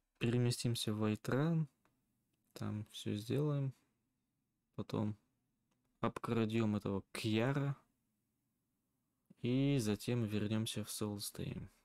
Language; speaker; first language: Russian; native; Russian